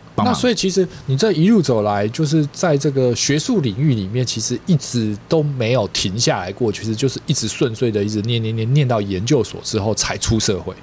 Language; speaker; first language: Chinese; native; Chinese